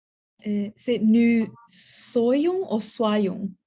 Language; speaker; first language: French; non-native, learner; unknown